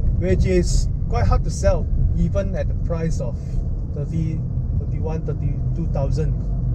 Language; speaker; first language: English; non-native, local second language; Min Nan Chinese